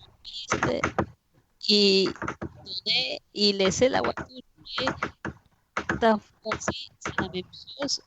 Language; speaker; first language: French; non-native, fluent; Spanish